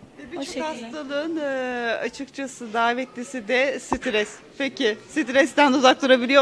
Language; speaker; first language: Turkish; native; Turkish